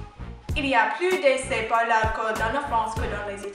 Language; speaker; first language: French; non-native, learner; English